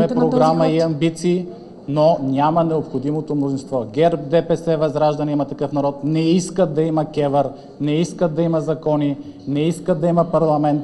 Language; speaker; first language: Bulgarian; native; Bulgarian